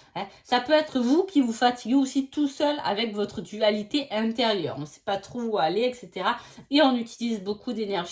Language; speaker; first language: French; native; French